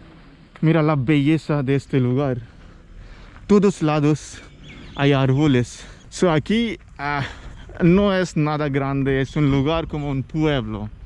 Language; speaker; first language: Spanish; non-native, fluent; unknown